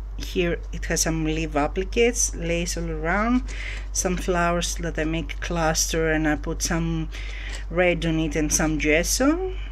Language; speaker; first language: English; non-native, fluent; Greek